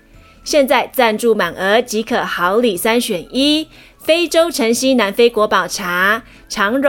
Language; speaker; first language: Chinese; native; Chinese